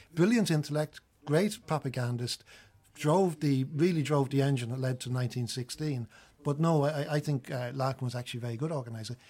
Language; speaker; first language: English; native; English